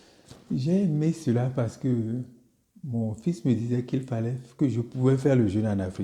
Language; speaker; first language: French; non-native, local second language; Fon